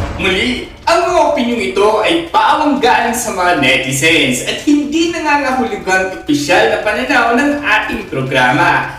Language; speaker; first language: Filipino; native; Filipino